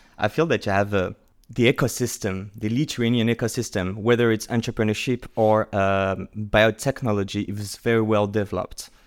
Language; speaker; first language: English; non-native, fluent; French